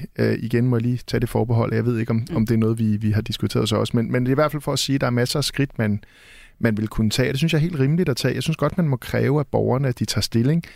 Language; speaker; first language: Danish; native; Danish